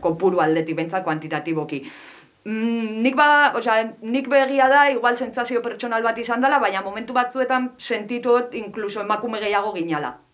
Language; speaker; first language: Basque; non-native, local second language; Spanish